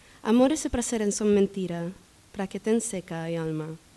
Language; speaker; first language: Spanish; native; Spanish